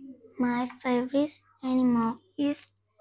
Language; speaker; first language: English; non-native, learner; Vietnamese